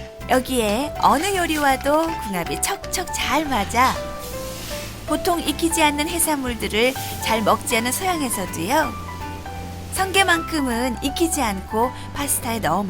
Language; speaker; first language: Korean; native; Korean